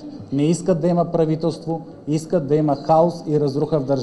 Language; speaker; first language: Bulgarian; native; Bulgarian